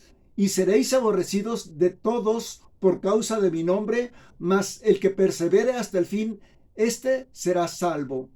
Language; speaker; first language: Spanish; native; Spanish